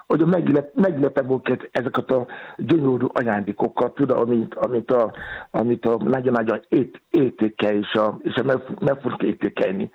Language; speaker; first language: Hungarian; non-native, fluent; Yoruba